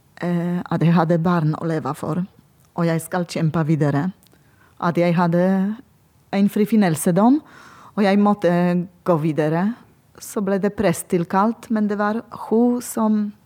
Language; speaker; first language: Norwegian; non-native, learner; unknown